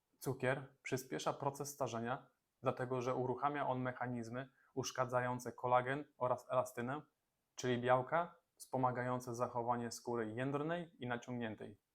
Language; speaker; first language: Polish; native; Polish